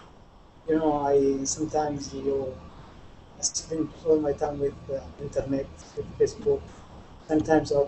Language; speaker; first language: English; non-native, learner; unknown